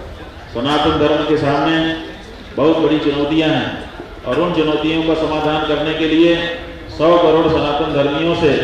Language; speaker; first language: Hindi; native; Hindi